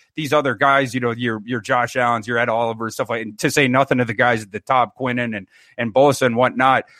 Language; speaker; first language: English; native; English